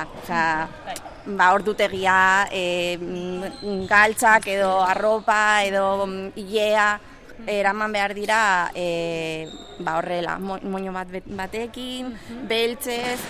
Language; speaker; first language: Basque; non-native, local second language; Spanish